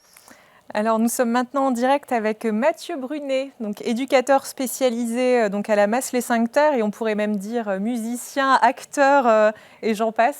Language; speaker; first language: French; native; French